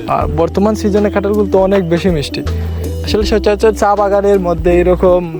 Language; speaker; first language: Bangla; non-native, local second language; Sylheti